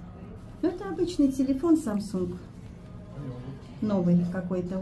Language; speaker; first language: Russian; native; Russian